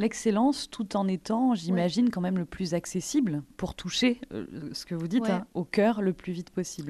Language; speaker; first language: French; native; French